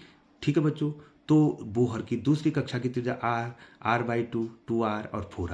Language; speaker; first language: Hindi; native; Hindi